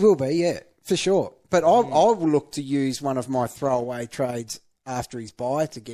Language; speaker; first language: English; native; English